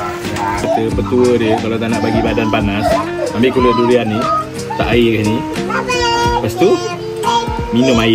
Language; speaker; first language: Malay; native; Malay